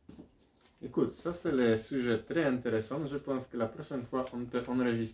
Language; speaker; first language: French; non-native, learner; Polish